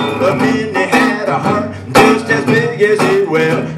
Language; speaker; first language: English; native; English